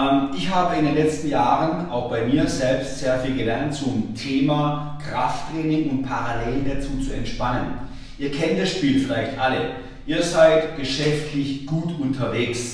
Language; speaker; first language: German; native; German